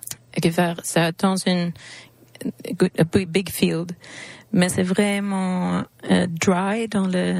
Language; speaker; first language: French; non-native, learner; Swedish